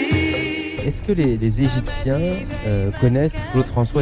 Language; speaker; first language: French; native; French